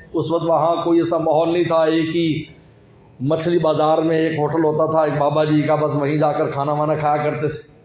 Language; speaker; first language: Urdu; non-native, local second language; Punjabi